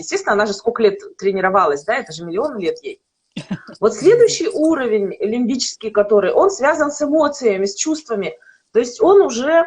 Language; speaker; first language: Russian; native; Russian